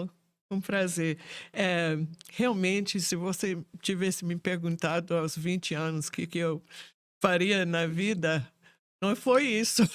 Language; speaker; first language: Portuguese; non-native, fluent; English